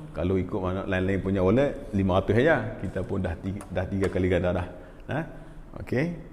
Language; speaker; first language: Malay; native; Malay